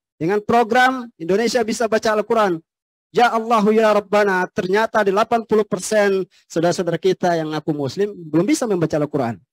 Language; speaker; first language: Indonesian; native; Indonesian